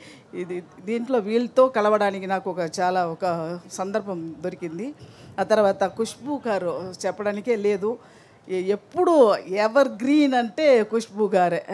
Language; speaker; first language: Telugu; non-native, local second language; Tamil